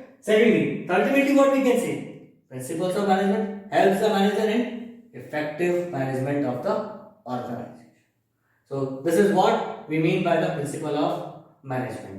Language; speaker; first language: English; non-native, local second language; Hindi